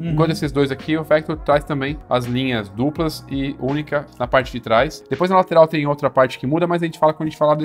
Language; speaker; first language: Portuguese; native; Portuguese